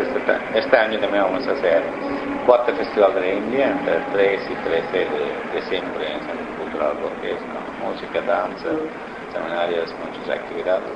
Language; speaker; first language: Spanish; non-native, learner; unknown